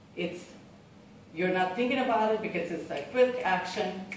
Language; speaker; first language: English; non-native, fluent; Serbian